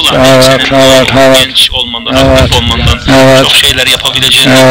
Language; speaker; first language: Turkish; native; Turkish